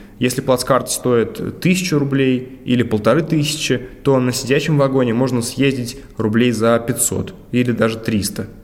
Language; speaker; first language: Russian; native; Russian